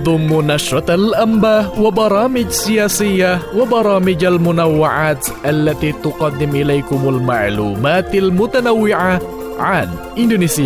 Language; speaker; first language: Arabic; non-native, fluent; Indonesian